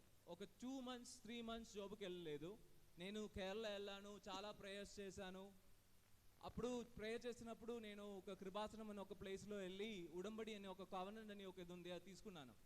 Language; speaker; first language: Telugu; non-native, fluent; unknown